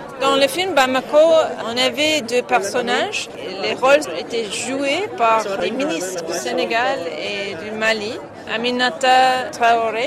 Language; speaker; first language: French; non-native, fluent; English